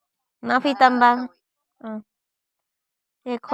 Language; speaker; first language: Arabic; non-native, learner; Hmong